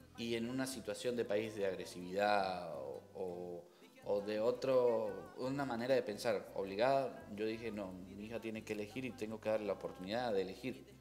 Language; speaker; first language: Spanish; native; Spanish